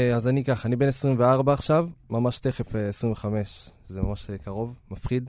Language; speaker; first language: Hebrew; native; Hebrew